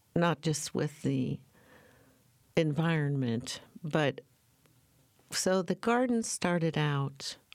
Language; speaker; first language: English; native; English